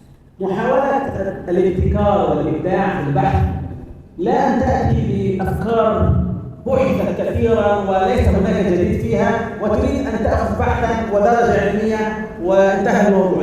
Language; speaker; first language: Arabic; native; Arabic